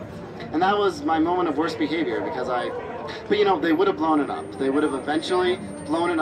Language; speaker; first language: English; native; English